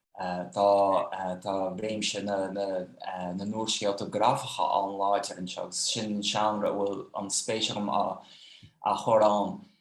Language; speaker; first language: Irish; non-native, fluent; Dutch